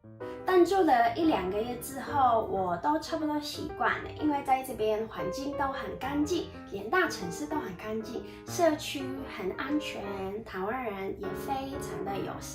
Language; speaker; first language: Chinese; non-native, fluent; Mongolian